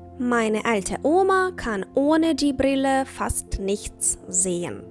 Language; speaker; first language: German; non-native, fluent; Ukrainian